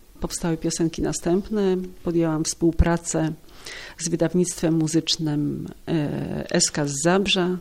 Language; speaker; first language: Polish; native; Polish